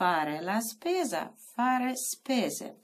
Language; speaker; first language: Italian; non-native, fluent; Russian